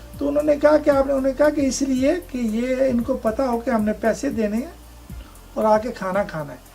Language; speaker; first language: Urdu; non-native, local second language; Punjabi